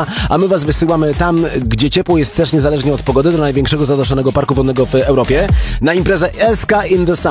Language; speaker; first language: Polish; native; Polish